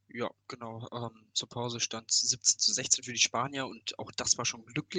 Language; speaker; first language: German; native; German